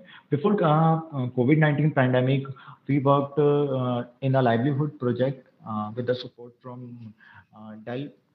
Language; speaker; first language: English; non-native, local second language; Punjabi